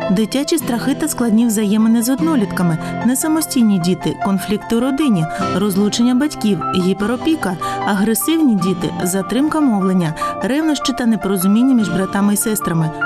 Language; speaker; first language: Ukrainian; native; Ukrainian